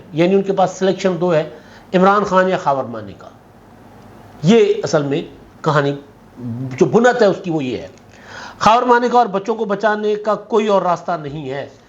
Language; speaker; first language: Urdu; non-native, local second language; Sindhi